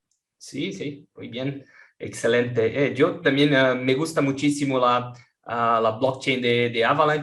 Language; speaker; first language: Spanish; non-native, fluent; Portuguese